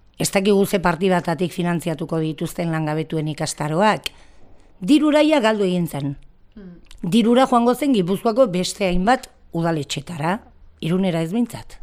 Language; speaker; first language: Basque; native; Basque